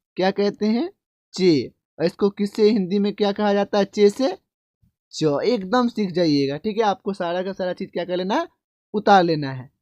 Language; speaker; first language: Hindi; native; Hindi